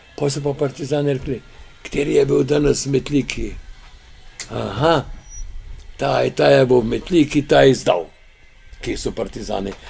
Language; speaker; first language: Slovenian; native; Slovenian